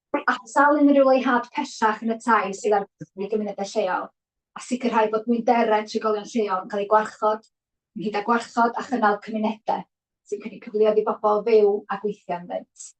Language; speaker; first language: Welsh; native; Welsh